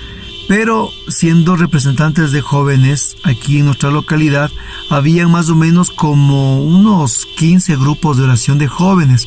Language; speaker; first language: Spanish; native; Spanish